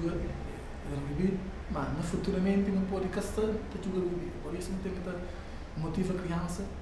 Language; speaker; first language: Portuguese; non-native, learner; Kabuverdianu